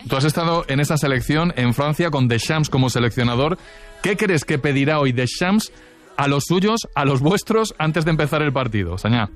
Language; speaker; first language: Spanish; native; Spanish